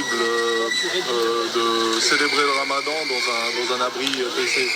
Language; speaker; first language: French; native; French